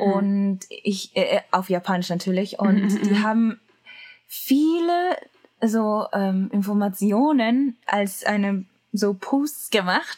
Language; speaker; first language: German; non-native, learner; Japanese